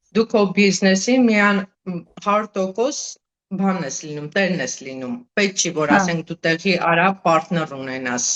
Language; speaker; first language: Armenian; native; Armenian